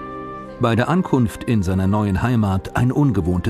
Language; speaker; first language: German; native; German